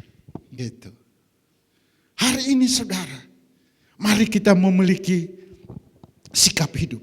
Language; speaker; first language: Indonesian; native; Indonesian